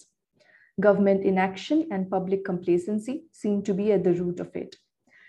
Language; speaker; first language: English; non-native, local second language; Bangla